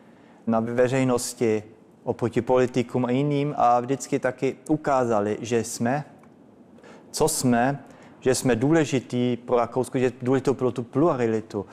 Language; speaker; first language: Czech; early bilingual, heritage; Czech